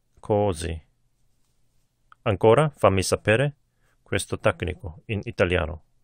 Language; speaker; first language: Italian; non-native, learner; Korean